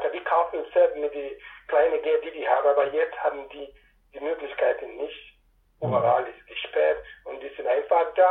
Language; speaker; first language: German; non-native, fluent; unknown